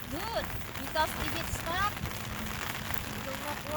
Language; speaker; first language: English; non-native, learner; Indonesian